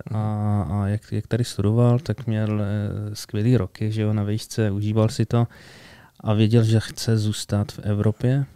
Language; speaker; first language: Czech; early bilingual, other home language; Arabic